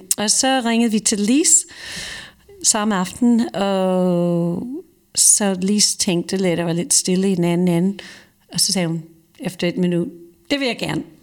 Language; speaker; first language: Danish; non-native, fluent; English